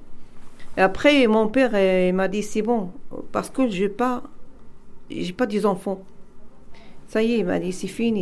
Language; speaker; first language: French; non-native, learner; Arabic